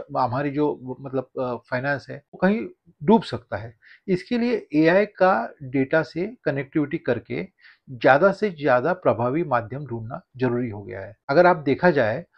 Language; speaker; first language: Hindi; non-native, local second language; Marathi